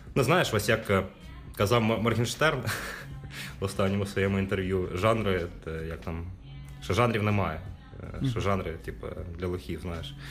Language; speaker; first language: Ukrainian; non-native, local second language; Russian